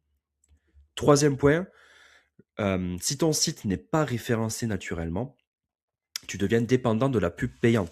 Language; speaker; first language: French; native; French